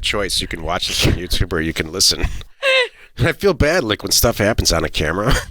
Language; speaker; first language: English; native; English